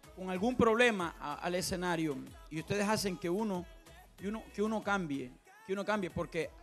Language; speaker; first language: Spanish; native; Spanish